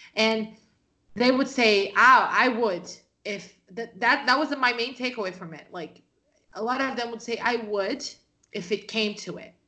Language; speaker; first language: English; non-native, fluent; Portuguese